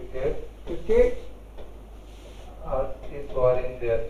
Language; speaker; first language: German; non-native, learner; Hindi